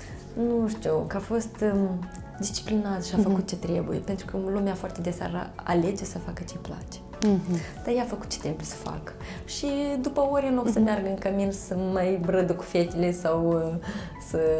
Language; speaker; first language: Romanian; native; Romanian